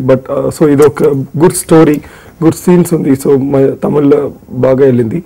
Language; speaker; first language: Telugu; non-native, learner; Tamil